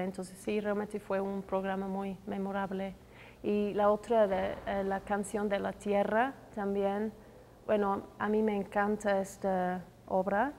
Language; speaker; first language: Spanish; non-native, fluent; English